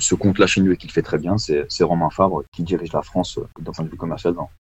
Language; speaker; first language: French; native; French